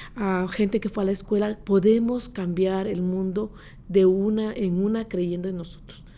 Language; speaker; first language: Spanish; native; Spanish